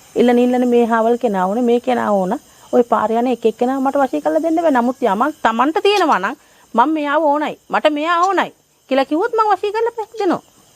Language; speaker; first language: Sinhala; non-native, local second language; Tamil